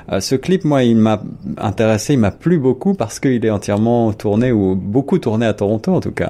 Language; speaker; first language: French; native; French